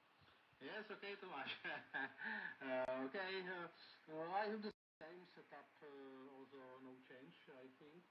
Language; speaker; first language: English; non-native, learner; Czech